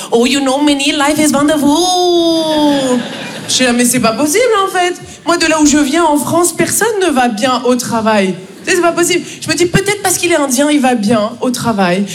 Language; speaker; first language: French; native; French